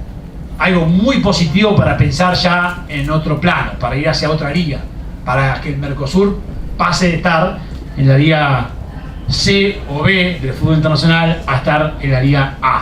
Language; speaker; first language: Spanish; native; Spanish